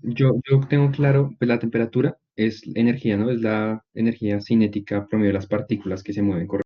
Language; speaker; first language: Spanish; native; Spanish